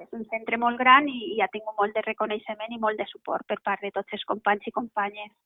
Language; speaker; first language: Catalan; native; Catalan